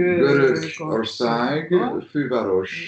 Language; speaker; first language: Hungarian; non-native, learner; French